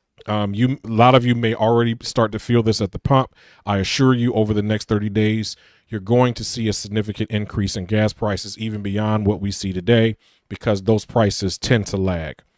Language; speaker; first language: English; native; English